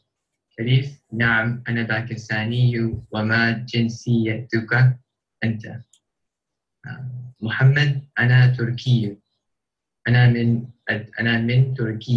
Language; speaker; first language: Arabic; non-native, learner; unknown